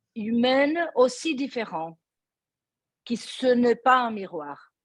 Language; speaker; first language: French; non-native, learner; Portuguese